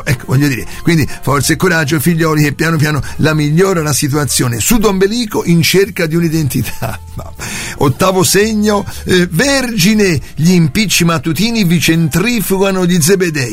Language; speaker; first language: Italian; native; Italian